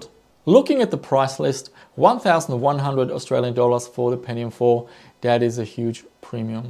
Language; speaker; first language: English; non-native, fluent; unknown